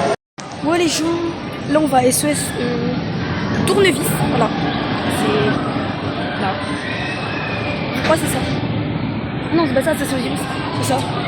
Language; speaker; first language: French; native; French